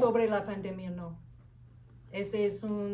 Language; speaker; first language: Spanish; non-native, fluent; English